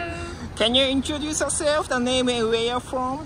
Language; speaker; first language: English; non-native, local second language; Japanese